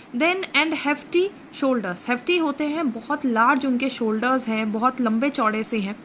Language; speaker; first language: Hindi; native; Hindi